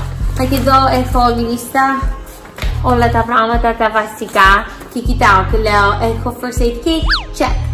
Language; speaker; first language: Greek; early bilingual, heritage; English